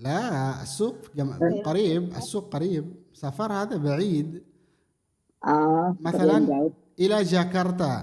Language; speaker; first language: Arabic; non-native, fluent; Indonesian